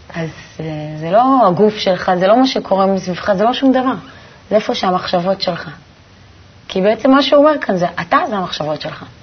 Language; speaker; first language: Hebrew; native; Hebrew